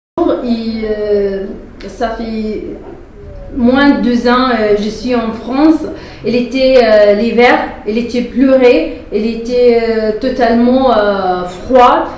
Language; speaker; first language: French; non-native, learner; Arabic